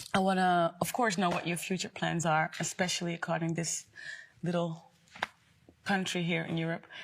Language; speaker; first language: English; non-native, fluent; Dutch